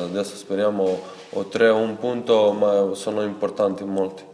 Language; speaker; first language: Italian; non-native, fluent; Serbian